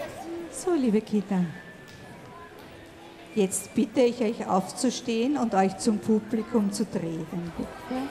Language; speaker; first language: German; native; German